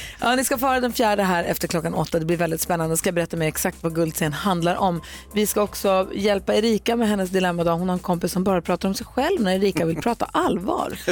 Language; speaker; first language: Swedish; native; Swedish